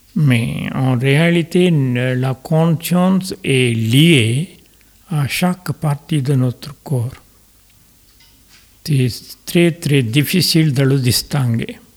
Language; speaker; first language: French; non-native, fluent; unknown